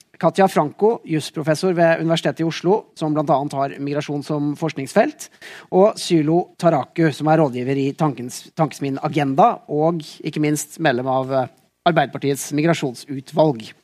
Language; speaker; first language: Norwegian; native; Norwegian